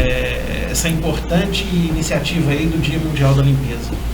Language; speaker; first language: Portuguese; native; Portuguese